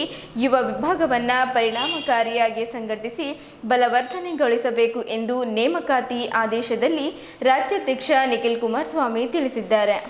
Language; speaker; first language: Kannada; native; Kannada